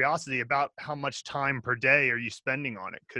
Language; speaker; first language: English; native; English